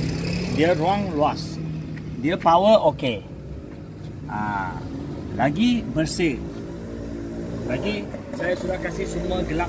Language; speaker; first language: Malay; non-native, local second language; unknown